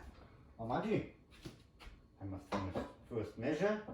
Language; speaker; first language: English; non-native, learner; Swedish